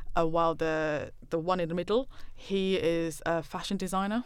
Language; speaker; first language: English; non-native, fluent; Chinese